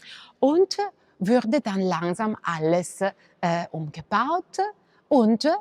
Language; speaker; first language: German; non-native, fluent; Italian